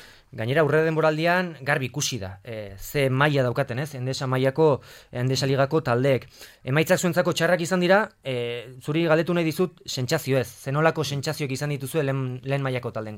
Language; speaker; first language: Basque; native; Basque